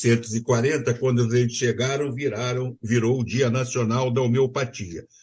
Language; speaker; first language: Portuguese; native; Portuguese